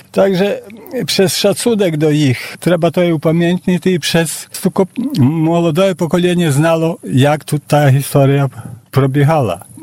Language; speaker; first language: Polish; non-native, local second language; Belarusian